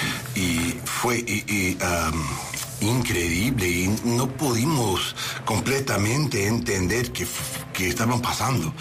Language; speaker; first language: Spanish; non-native, learner; English